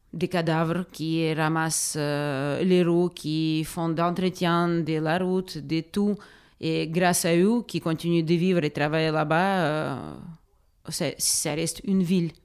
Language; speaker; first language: French; non-native, fluent; Ukrainian